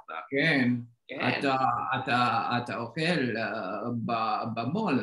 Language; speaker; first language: Hebrew; non-native, learner; Indonesian